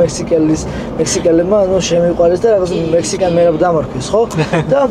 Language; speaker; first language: Georgian; native; Georgian